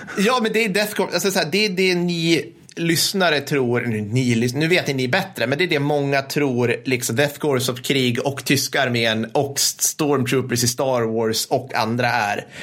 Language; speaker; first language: Swedish; native; Swedish